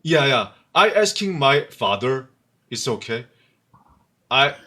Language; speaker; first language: English; non-native, learner; Korean